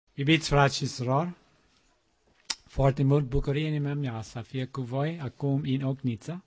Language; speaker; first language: Romanian; non-native, learner; English